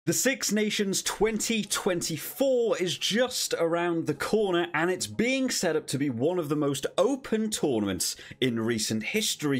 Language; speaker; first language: English; native; English